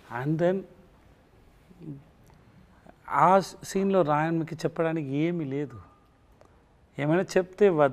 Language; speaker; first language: Telugu; non-native, learner; Tamil